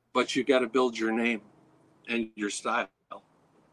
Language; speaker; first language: English; native; English